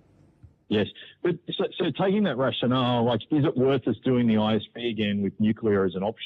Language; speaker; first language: English; native; English